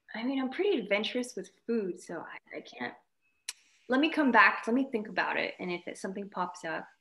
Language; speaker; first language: English; native; English